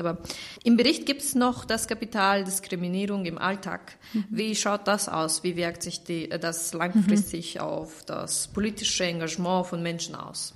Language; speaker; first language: German; non-native, fluent; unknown